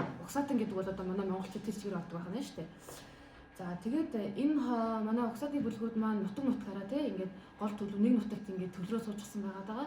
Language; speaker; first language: Mongolian; native; Mongolian